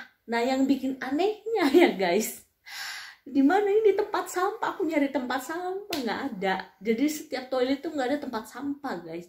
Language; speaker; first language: Indonesian; non-native, local second language; Javanese